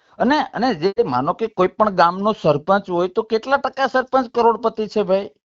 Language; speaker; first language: Gujarati; native; Gujarati